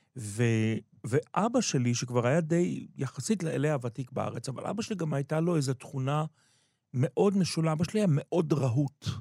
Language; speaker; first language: Hebrew; native; Hebrew